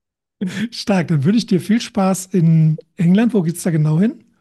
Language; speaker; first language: German; native; German